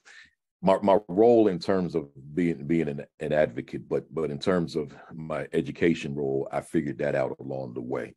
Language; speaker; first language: English; native; English